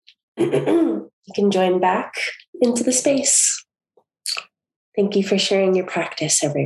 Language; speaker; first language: English; native; English